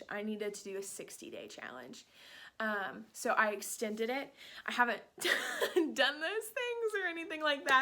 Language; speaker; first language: English; native; English